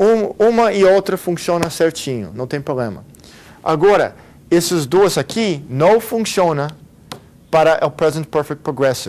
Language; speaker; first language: Portuguese; non-native, fluent; Spanish